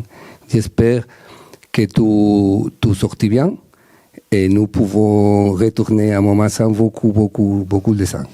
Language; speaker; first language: French; non-native, learner; Spanish